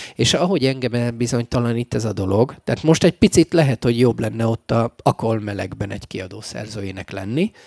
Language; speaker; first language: Hungarian; native; Hungarian